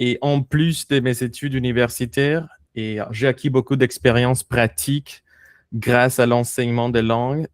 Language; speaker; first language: French; non-native, fluent; Spanish